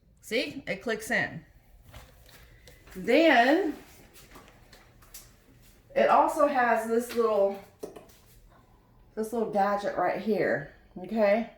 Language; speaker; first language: English; native; English